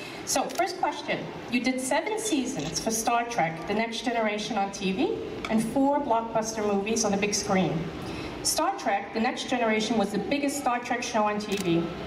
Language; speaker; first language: English; native; English